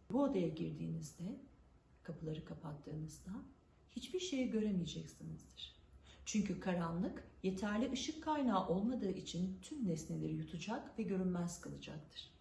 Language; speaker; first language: Turkish; native; Turkish